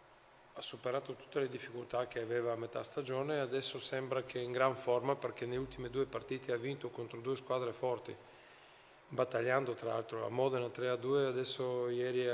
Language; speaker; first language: Italian; non-native, fluent; Bulgarian